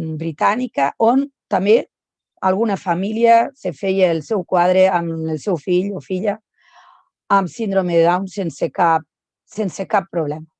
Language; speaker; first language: Catalan; native; Catalan